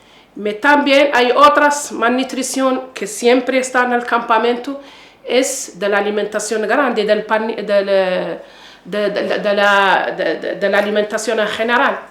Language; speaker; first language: Spanish; non-native, fluent; Arabic